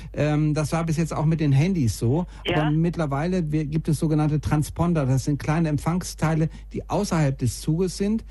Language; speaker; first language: German; native; German